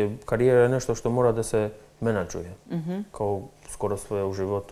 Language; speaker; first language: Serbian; non-native, local second language; Albanian